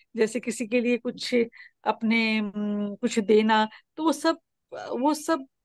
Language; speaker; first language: Hindi; native; Hindi